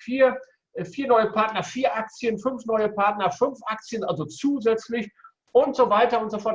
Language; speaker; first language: German; native; German